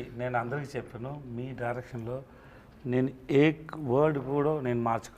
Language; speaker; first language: Telugu; non-native, learner; Tamil